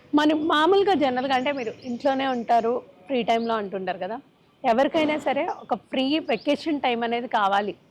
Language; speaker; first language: Telugu; native; Telugu